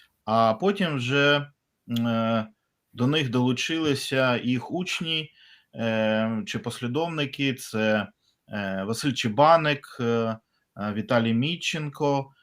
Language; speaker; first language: Ukrainian; non-native, fluent; Russian